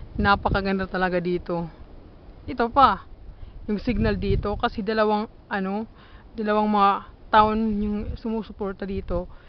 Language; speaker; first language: Filipino; non-native, local second language; Waray